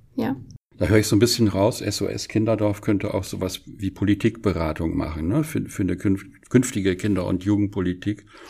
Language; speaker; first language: German; native; German